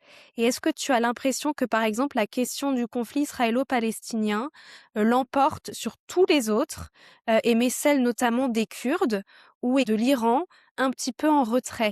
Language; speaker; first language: French; native; French